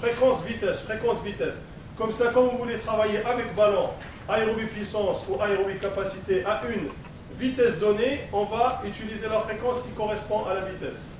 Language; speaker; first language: French; non-native, local second language; Arabic